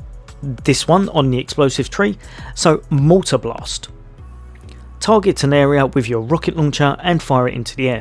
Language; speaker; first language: English; native; English